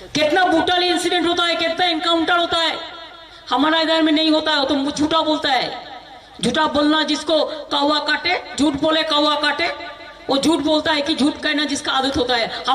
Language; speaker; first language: Hindi; non-native, local second language; Bangla